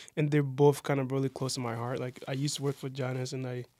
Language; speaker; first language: English; non-native, fluent; Kinyarwanda